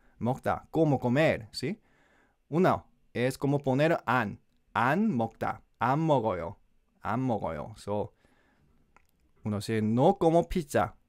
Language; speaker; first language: Spanish; non-native, learner; Korean